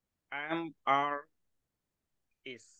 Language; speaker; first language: English; non-native, learner; Indonesian